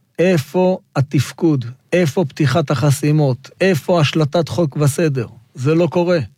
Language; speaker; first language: Hebrew; non-native, local second language; Arabic